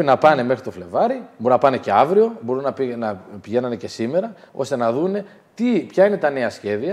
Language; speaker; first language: Greek; native; Greek